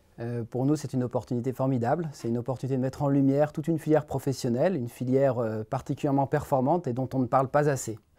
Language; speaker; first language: French; native; French